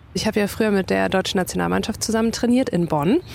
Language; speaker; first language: German; native; German